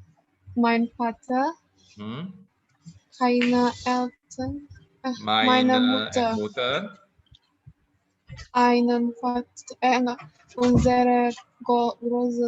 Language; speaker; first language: German; non-native, learner; Indonesian